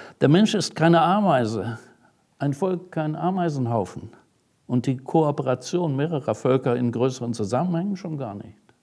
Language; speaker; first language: German; native; German